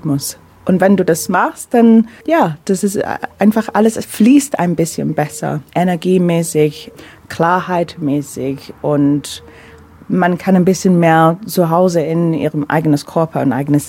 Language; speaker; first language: German; non-native, fluent; English